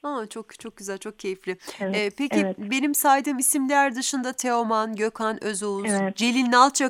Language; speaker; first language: Turkish; native; Turkish